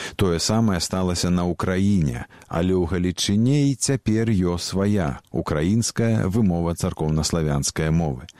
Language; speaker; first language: Belarusian; native; Belarusian